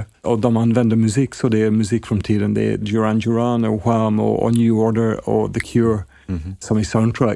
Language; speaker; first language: Swedish; non-native, fluent; English